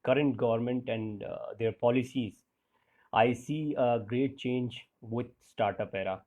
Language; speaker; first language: English; non-native, local second language; Hindi